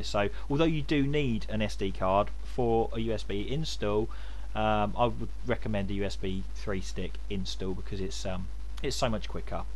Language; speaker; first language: English; native; English